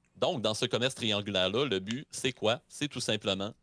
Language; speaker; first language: French; native; French